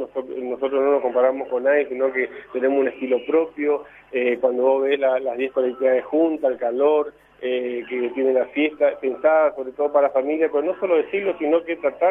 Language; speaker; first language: Spanish; native; Spanish